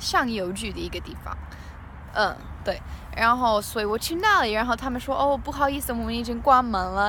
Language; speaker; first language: Chinese; non-native, learner; English